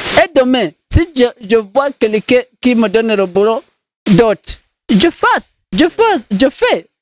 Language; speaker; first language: French; non-native, local second language; Rundi